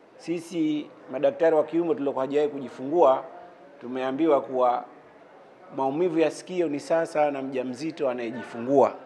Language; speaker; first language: Swahili; native; Swahili